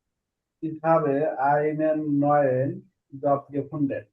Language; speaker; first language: German; non-native, learner; Bangla